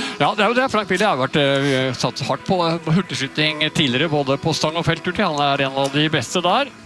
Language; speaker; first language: Norwegian; native; Norwegian